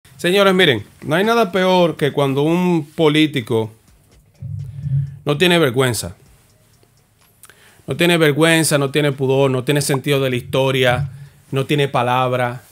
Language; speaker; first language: Spanish; native; Spanish